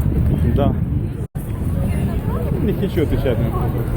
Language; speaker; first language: Russian; native; Russian